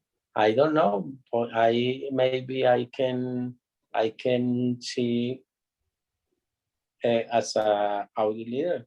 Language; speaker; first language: English; non-native, learner; Spanish